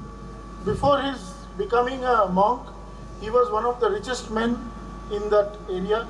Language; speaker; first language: English; non-native, local second language; Bangla